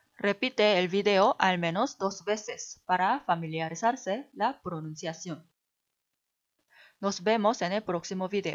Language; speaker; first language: Spanish; non-native, fluent; Korean